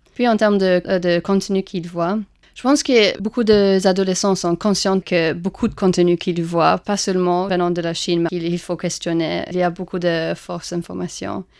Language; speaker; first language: French; non-native, fluent; English